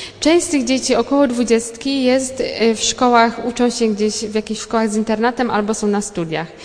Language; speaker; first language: Polish; native; Polish